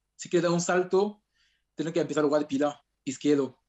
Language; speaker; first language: Spanish; non-native, fluent; French